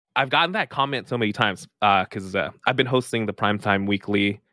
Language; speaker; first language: English; non-native, local second language; Filipino